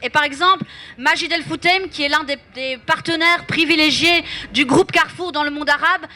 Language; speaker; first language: French; native; French